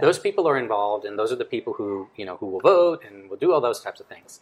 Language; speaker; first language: English; early bilingual, other home language; Spanish